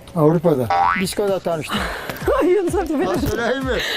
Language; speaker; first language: Turkish; native; Turkish